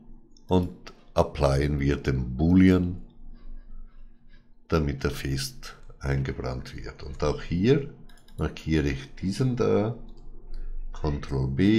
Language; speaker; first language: German; non-native, fluent; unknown